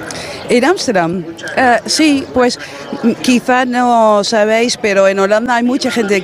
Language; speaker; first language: Spanish; non-native, fluent; Dutch